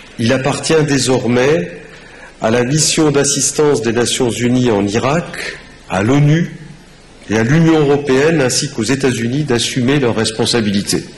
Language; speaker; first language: French; native; French